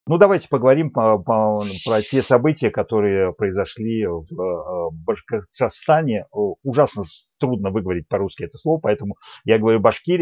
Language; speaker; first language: Russian; native; Russian